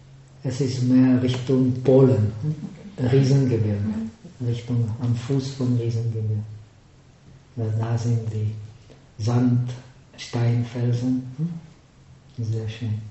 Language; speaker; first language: German; non-native, fluent; Czech